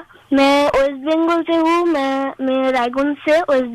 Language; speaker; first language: Hindi; non-native, local second language; Bangla